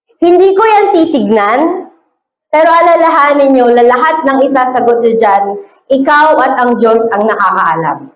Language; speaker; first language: Filipino; native; Filipino